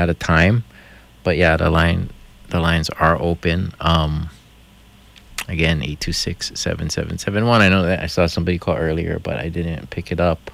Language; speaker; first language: English; non-native, local second language; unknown